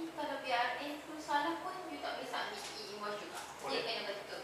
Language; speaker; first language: Malay; native; Malay